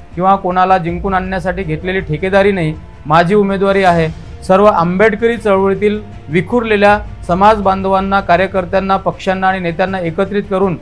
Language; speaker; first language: Marathi; native; Marathi